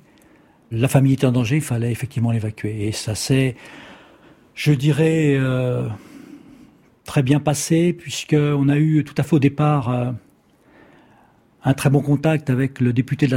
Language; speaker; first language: French; native; French